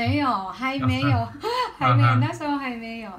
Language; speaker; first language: Chinese; non-native, learner; Filipino